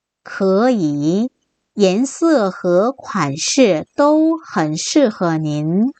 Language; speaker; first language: Chinese; non-native, fluent; Korean